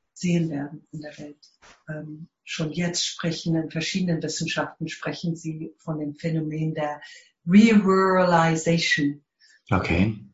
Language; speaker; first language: German; non-native, fluent; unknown